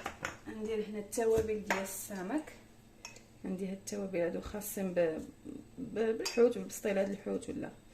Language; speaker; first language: Arabic; native; Arabic